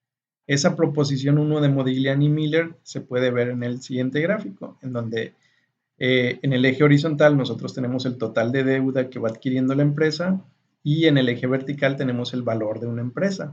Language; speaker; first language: Spanish; native; Spanish